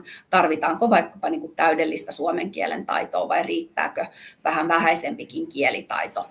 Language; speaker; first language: Finnish; native; Finnish